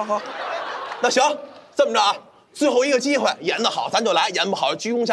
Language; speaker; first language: Chinese; native; Chinese